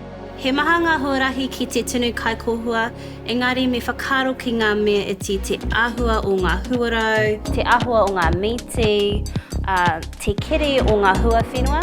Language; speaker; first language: Māori; non-native, local second language; English